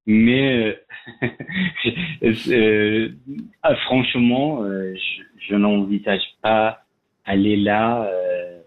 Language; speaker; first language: French; non-native, fluent; Persian